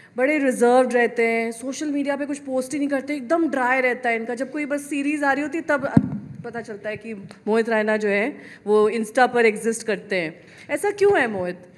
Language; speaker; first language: Hindi; native; Hindi